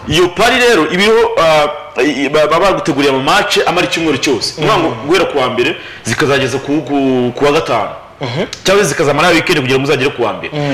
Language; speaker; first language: Kinyarwanda; native; Kinyarwanda